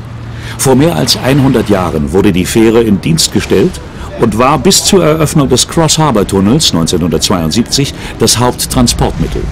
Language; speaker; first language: German; native; German